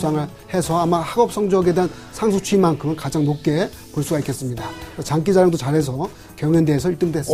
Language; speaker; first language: Korean; native; Korean